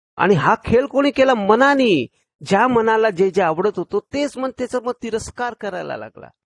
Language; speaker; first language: Marathi; early bilingual, heritage; Marathi